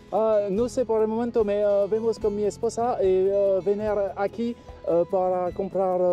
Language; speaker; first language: Spanish; non-native, learner; French